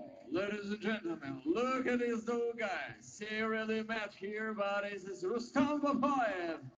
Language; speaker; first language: English; non-native, learner; Russian